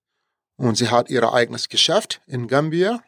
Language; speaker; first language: German; non-native, fluent; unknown